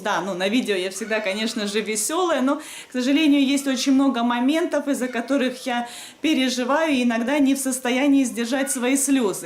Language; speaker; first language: Russian; native; Russian